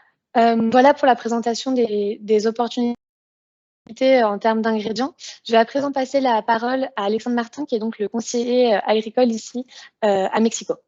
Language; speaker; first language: French; native; French